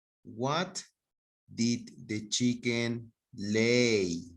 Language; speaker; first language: English; non-native, fluent; Spanish